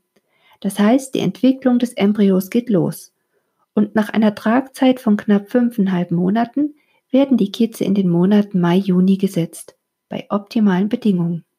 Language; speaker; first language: German; native; German